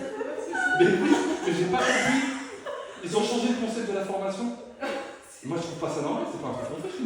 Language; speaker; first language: French; native; French